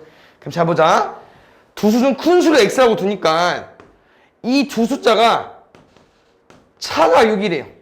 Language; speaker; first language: Korean; native; Korean